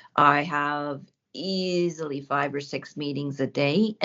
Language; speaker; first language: English; early bilingual, other home language; Ukrainian